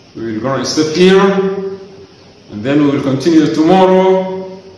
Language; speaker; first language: English; non-native, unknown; Arabic